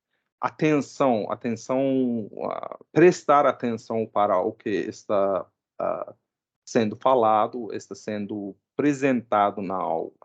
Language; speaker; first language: Portuguese; non-native, fluent; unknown